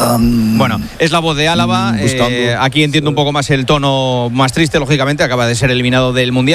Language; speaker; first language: Spanish; native; Spanish